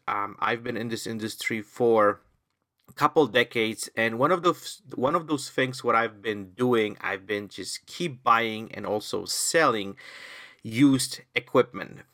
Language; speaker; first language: English; non-native, fluent; Polish